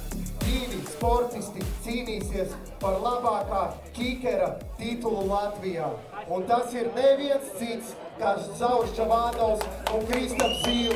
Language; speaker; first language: Latvian; native; Latvian